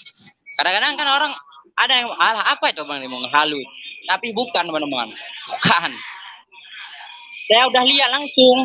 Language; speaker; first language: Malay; non-native, local second language; Achinese